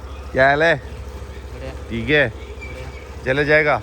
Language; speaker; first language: Malayalam; native; Malayalam